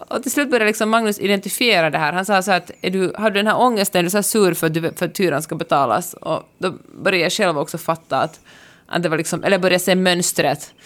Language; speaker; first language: Swedish; native; Swedish